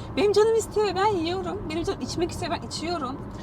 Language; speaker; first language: Turkish; native; Turkish